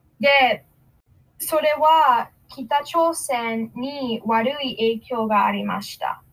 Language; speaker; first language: Japanese; non-native, learner; English